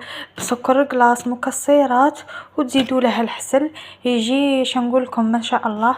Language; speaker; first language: Arabic; native; Arabic